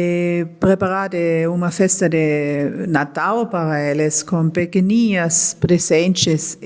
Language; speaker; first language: Portuguese; non-native, learner; German